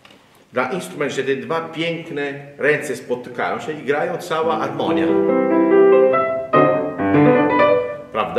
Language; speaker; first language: Polish; non-native, learner; Italian